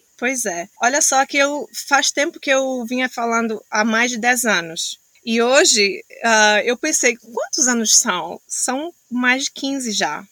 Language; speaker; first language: Portuguese; native; Portuguese